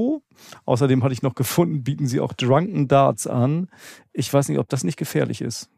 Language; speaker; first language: German; native; German